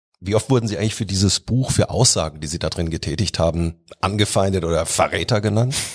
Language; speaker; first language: German; native; German